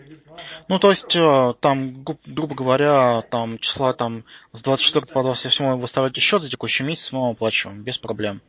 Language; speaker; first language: Russian; native; Russian